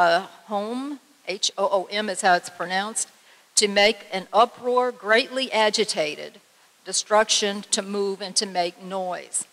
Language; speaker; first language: English; native; English